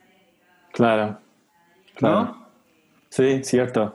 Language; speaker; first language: Spanish; non-native, learner; English